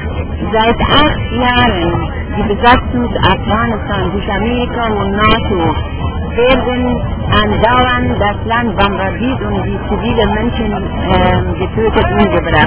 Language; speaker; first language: German; non-native, learner; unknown